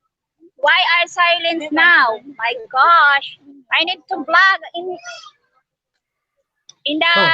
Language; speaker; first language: English; non-native, learner; Filipino